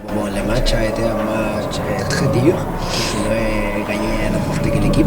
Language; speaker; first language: French; non-native, fluent; Spanish